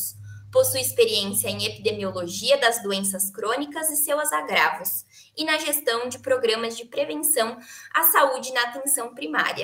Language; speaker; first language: Portuguese; native; Portuguese